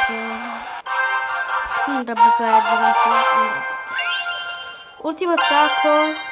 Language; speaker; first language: Italian; native; Italian